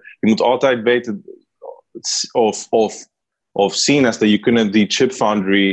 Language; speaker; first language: Dutch; non-native, learner; Spanish